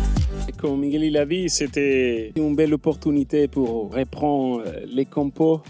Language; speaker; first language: French; non-native, fluent; Spanish